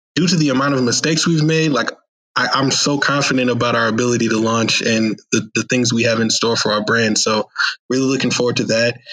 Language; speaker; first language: English; native; English